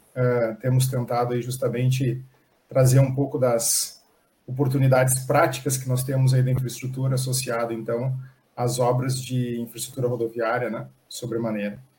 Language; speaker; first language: Portuguese; native; Portuguese